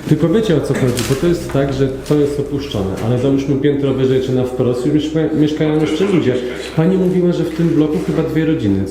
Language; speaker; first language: Polish; native; Polish